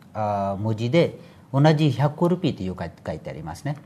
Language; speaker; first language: Japanese; non-native, fluent; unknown